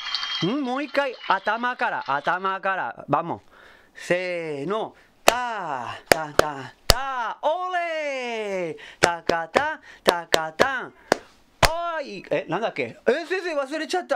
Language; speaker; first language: Japanese; non-native, fluent; Spanish